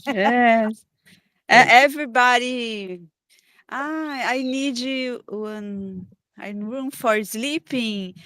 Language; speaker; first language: English; non-native, learner; Portuguese